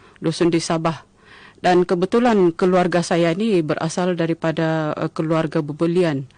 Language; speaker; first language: Malay; non-native, local second language; Central Dusun